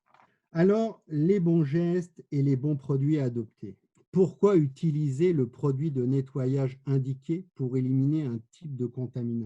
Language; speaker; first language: French; native; French